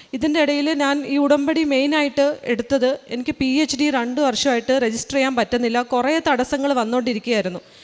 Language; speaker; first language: Malayalam; early bilingual, heritage; Malayalam